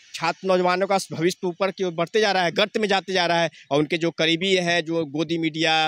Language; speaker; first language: Hindi; native; Hindi